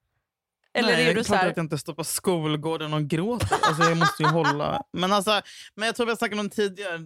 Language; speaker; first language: Swedish; native; Swedish